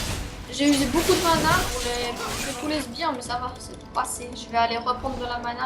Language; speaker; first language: French; native; French